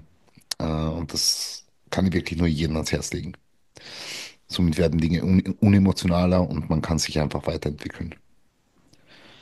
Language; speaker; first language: German; native; German